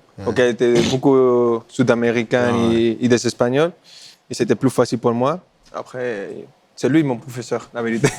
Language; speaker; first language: French; non-native, fluent; Spanish